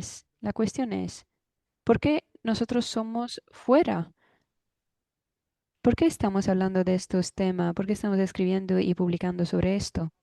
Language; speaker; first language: Spanish; non-native, fluent; German